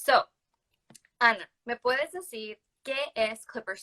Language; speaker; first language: Spanish; early bilingual, other home language; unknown